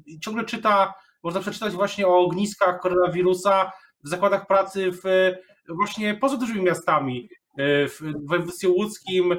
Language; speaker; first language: Polish; native; Polish